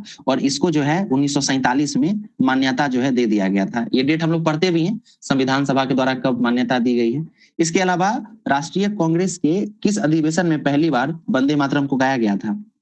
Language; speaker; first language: Hindi; native; Hindi